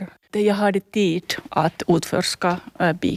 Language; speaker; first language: Swedish; non-native, local second language; Finnish